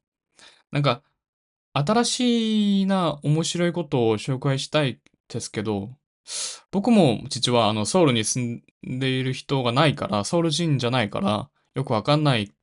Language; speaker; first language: Japanese; non-native, learner; Korean